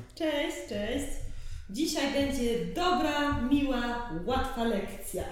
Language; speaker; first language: Polish; native; Polish